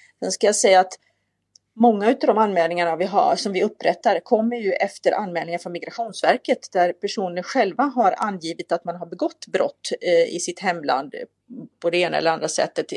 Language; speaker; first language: Swedish; native; Swedish